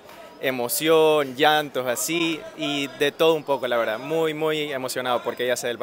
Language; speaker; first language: Spanish; native; Spanish